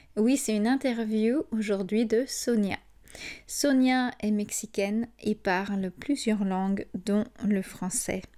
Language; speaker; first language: French; native; French